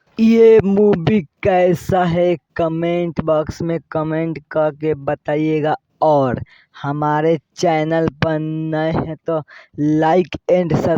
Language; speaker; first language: Hindi; non-native, local second language; Bhojpuri